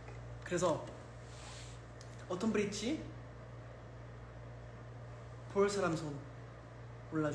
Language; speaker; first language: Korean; early bilingual, heritage; English